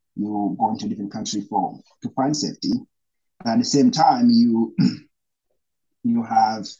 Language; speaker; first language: English; non-native, local second language; Rundi